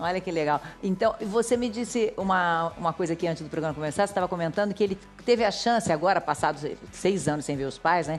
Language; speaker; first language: Portuguese; native; Portuguese